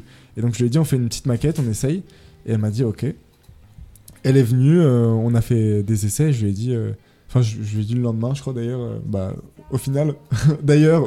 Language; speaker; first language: French; native; French